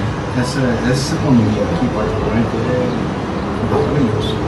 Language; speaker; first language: Portuguese; non-native, fluent; Danish